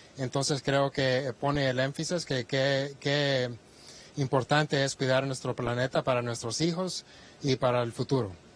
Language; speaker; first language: Spanish; early bilingual, heritage; Spanish